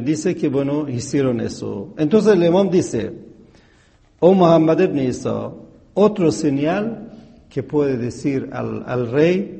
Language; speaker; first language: Spanish; non-native, fluent; Persian